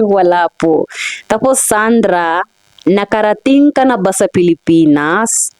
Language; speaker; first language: Filipino; non-native, fluent; Swahili